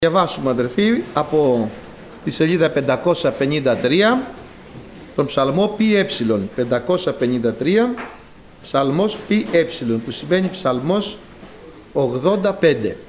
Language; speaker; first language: Greek; native; Greek